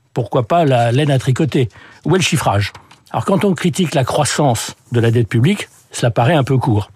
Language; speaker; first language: French; early bilingual, other home language; English